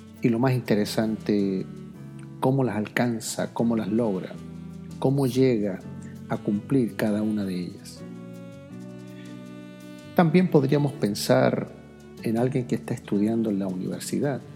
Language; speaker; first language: Spanish; native; Spanish